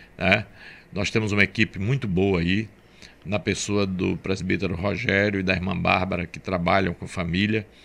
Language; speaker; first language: Portuguese; native; Portuguese